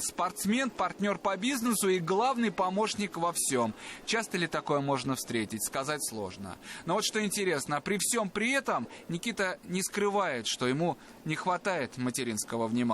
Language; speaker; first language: Russian; native; Russian